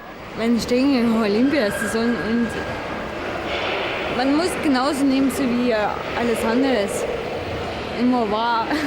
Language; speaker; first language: German; non-native, fluent; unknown